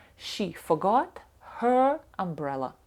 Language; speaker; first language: English; non-native, fluent; Ukrainian